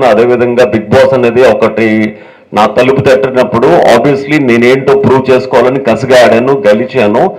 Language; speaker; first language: Telugu; native; Telugu